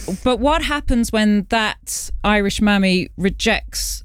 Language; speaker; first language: English; native; English